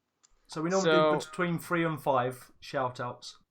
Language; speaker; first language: English; native; English